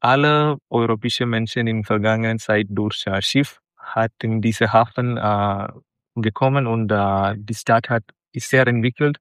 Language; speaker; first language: German; non-native, learner; Malayalam